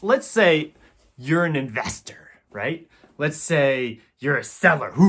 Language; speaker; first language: English; native; English